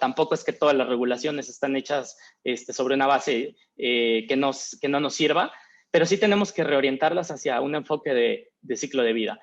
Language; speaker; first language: Spanish; native; Spanish